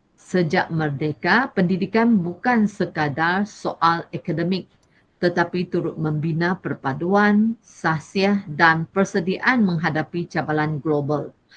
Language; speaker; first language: Malay; non-native, local second language; Chinese